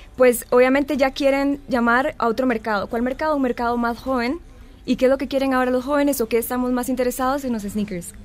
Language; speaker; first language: Spanish; native; Spanish